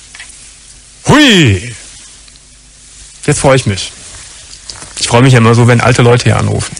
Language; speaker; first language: German; native; German